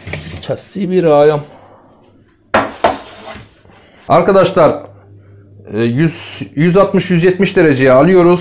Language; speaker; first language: Turkish; native; Turkish